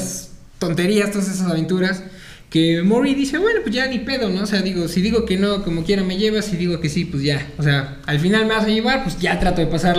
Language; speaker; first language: Spanish; native; Spanish